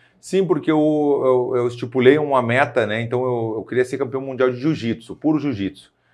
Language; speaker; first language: Portuguese; native; Portuguese